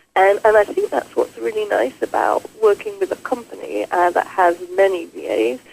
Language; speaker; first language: English; native; English